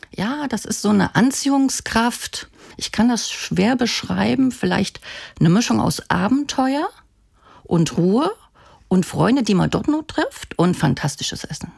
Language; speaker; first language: German; native; German